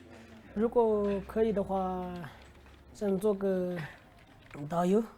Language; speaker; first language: Chinese; non-native, local second language; Tibetan